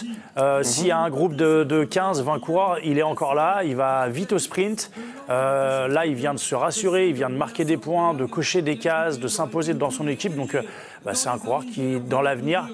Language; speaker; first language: French; native; French